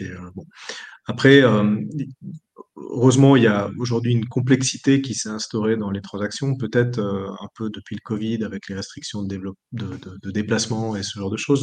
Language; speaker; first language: French; native; French